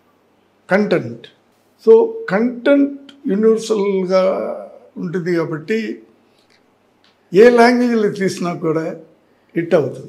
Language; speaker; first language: Telugu; non-native, learner; Tamil